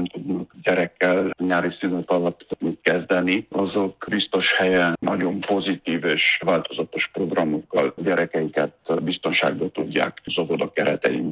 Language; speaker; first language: Hungarian; native; Hungarian